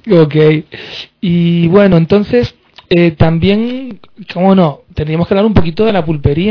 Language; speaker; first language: Spanish; native; Spanish